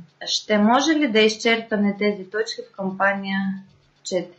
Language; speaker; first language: Bulgarian; non-native, fluent; Russian